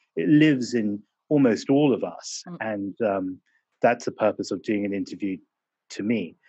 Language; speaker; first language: English; native; English